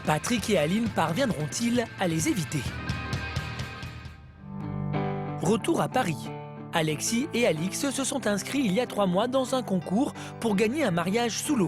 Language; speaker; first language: French; native; French